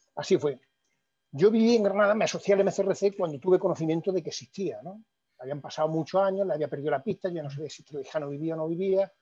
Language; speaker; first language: Spanish; native; Spanish